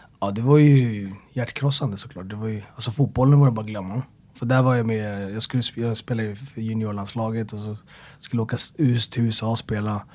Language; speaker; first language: Swedish; early bilingual, other home language; Amharic